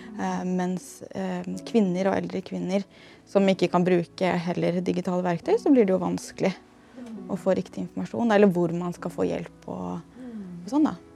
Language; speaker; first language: Norwegian; native; Norwegian